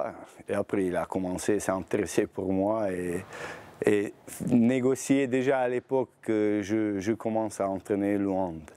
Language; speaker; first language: French; non-native, learner; Bosnian